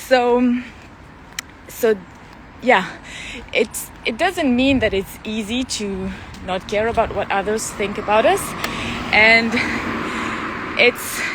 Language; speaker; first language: English; non-native, fluent; French